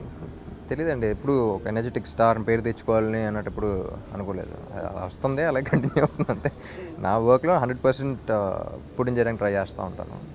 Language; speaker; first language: Telugu; native; Telugu